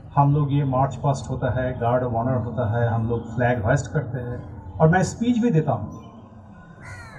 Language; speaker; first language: Hindi; non-native, local second language; Bangla